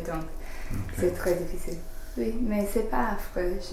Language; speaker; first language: French; non-native, learner; English